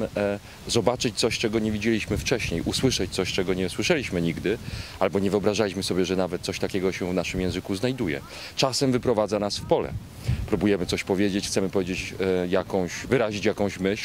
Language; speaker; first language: Polish; native; Polish